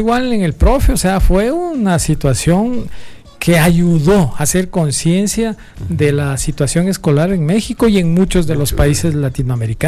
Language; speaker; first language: Spanish; native; Spanish